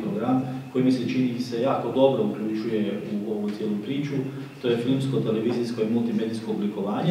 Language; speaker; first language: Croatian; native; Croatian